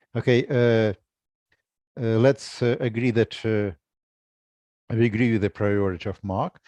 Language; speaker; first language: English; non-native, fluent; Russian